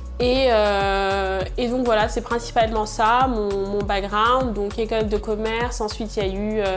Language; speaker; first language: French; early bilingual, other home language; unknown